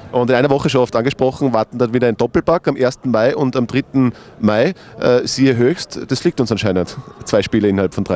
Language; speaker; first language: German; native; German